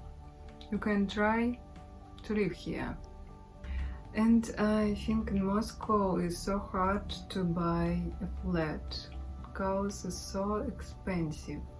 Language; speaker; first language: English; non-native, learner; Russian